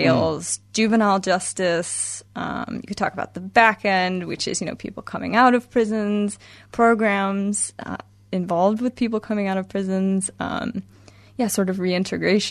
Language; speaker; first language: English; native; English